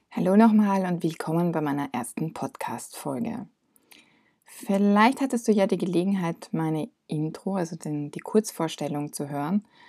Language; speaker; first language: German; non-native, fluent; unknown